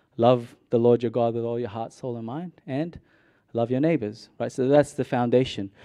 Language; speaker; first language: English; non-native, local second language; Cebuano